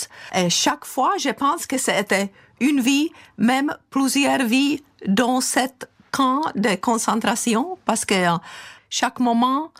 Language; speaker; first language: French; non-native, fluent; Czech